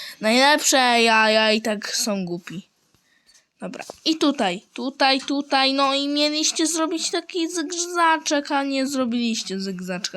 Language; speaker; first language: Polish; native; Polish